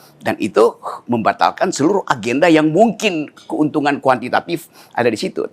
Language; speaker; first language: Indonesian; native; Indonesian